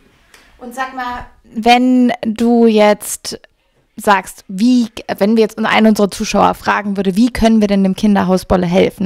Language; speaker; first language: German; native; German